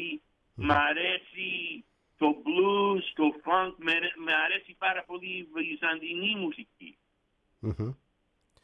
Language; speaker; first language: Greek; early bilingual, heritage; Greek